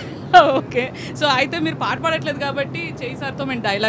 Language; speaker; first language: Telugu; native; Telugu